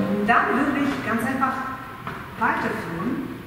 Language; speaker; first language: German; non-native, fluent; Russian